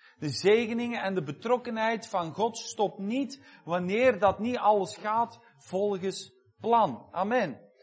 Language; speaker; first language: Dutch; native; Dutch